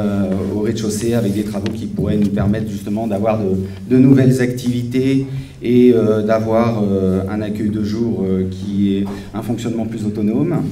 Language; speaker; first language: French; native; French